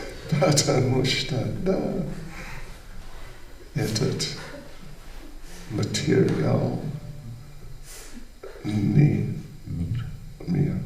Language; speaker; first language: Russian; non-native, learner; English